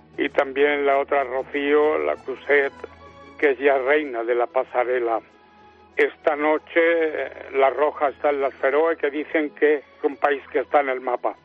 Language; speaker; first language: Spanish; native; Spanish